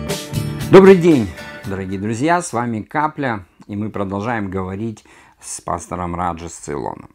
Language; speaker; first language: Russian; native; Russian